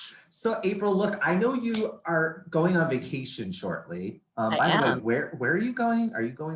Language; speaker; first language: English; native; English